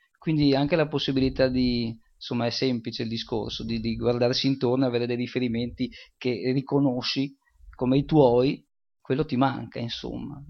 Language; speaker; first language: Italian; native; Italian